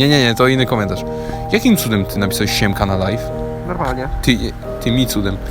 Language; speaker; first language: Polish; native; Polish